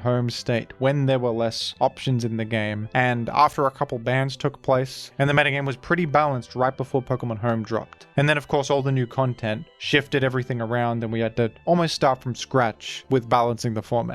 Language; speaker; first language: English; native; English